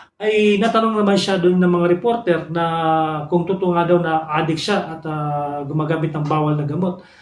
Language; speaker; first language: Filipino; non-native, local second language; Cebuano